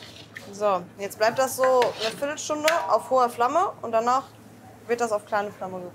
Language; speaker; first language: German; native; German